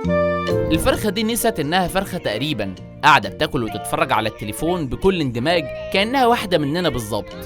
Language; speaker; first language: Arabic; native; Arabic